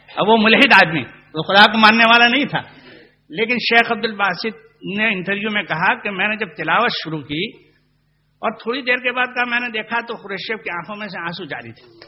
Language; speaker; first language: Urdu; non-native, local second language; Gujarati